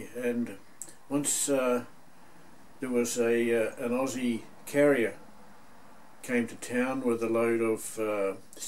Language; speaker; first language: English; native; English